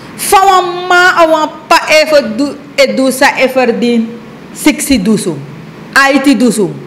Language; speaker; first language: Dutch; native; Dutch